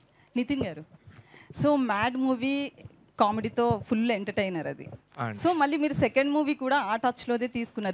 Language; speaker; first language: Telugu; native; Telugu